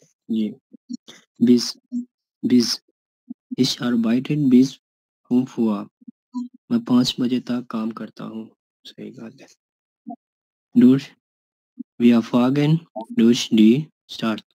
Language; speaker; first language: German; non-native, learner; Urdu